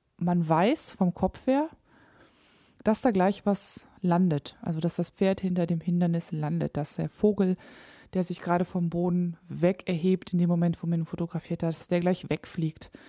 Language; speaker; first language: German; native; German